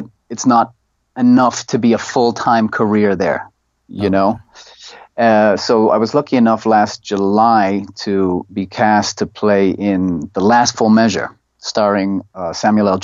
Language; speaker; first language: English; native; English